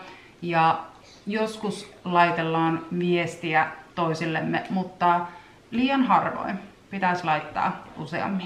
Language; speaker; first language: Finnish; native; Finnish